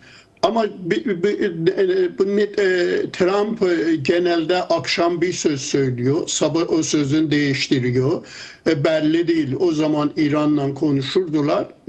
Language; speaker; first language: Turkish; non-native, fluent; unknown